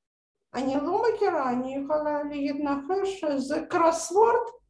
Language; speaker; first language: Hebrew; non-native, learner; Russian